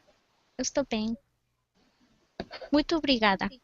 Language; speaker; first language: Portuguese; non-native, learner; Spanish